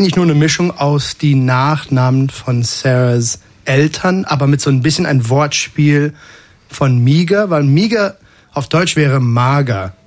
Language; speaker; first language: German; non-native, fluent; English